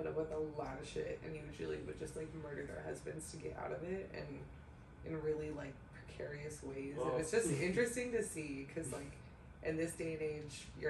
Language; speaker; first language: English; native; English